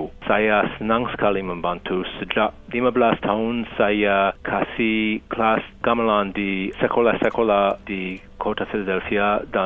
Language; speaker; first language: Indonesian; non-native, fluent; English